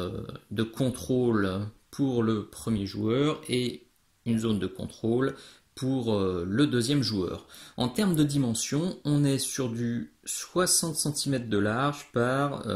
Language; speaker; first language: French; native; French